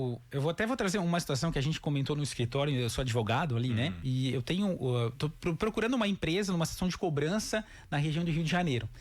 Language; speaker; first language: Portuguese; native; Portuguese